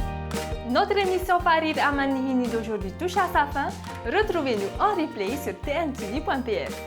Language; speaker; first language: French; native; French